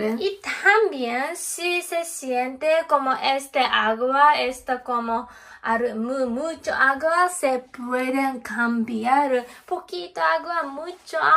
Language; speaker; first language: Spanish; non-native, learner; Japanese